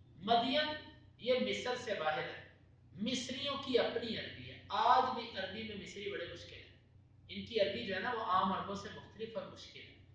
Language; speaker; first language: Urdu; non-native, local second language; Punjabi